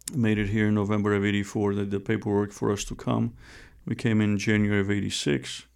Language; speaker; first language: English; non-native, fluent; Romanian